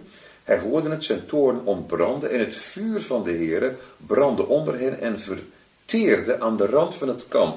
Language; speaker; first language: Dutch; native; Dutch